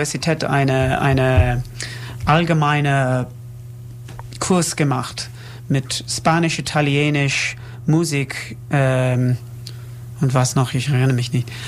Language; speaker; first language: German; non-native, learner; English